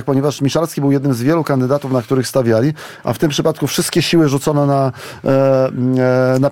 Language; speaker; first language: Polish; native; Polish